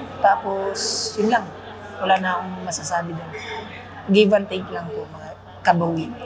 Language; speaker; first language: Filipino; non-native, local second language; Waray